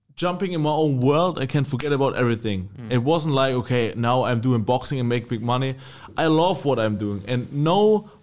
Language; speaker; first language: English; non-native, fluent; German